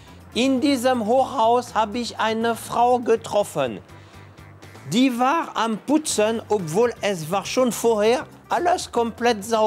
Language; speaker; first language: German; non-native, fluent; French